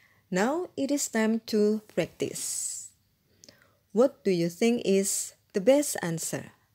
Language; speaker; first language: English; non-native, fluent; Indonesian